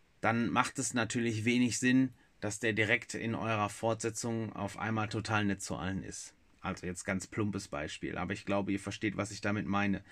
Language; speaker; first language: German; native; German